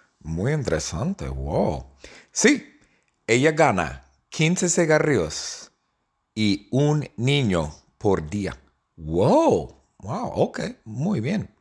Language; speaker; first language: Spanish; non-native, fluent; English